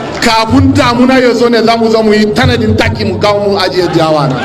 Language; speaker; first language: Hausa; non-native, local second language; Kanuri